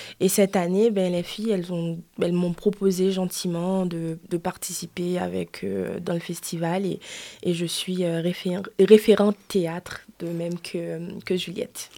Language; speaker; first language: French; non-native, local second language; Haitian Creole